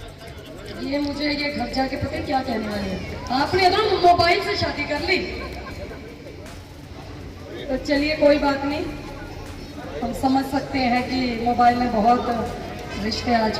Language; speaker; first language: Hindi; native; Hindi